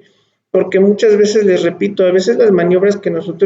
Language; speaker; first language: Spanish; native; Spanish